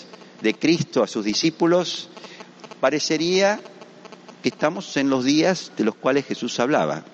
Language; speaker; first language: Spanish; native; Spanish